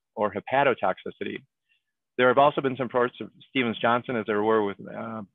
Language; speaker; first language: English; native; English